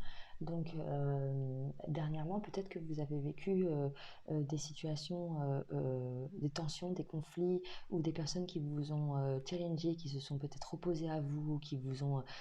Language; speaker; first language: French; native; French